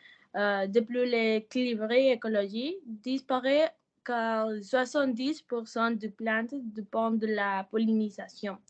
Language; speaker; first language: French; non-native, learner; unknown